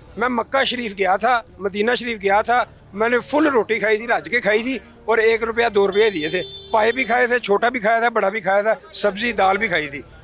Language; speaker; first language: Urdu; non-native, local second language; Punjabi